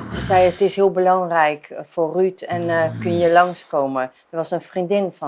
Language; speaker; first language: Dutch; non-native, fluent; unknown